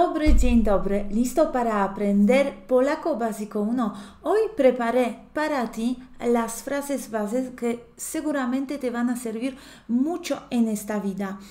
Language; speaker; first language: Spanish; non-native, fluent; Polish